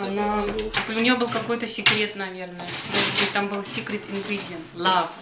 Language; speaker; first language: Russian; native; Russian